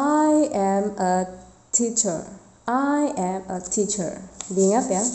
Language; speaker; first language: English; non-native, fluent; Indonesian